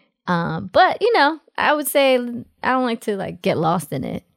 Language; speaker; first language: English; early bilingual, other home language; Spanish